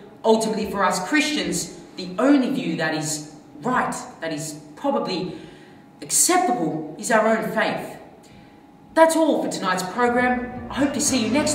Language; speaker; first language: English; native; English